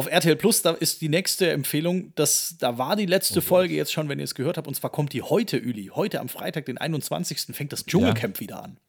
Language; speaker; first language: German; native; German